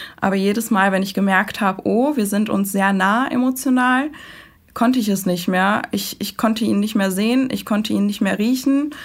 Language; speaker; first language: German; early bilingual, other home language; Persian